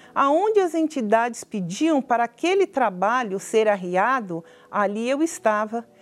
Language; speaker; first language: Portuguese; native; Portuguese